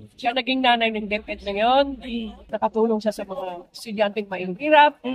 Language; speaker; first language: Filipino; non-native, local second language; Cebuano